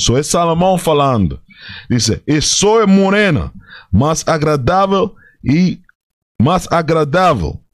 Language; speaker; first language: Portuguese; non-native, fluent; Spanish